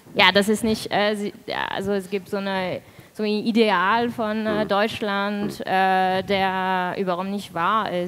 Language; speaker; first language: German; non-native, fluent; French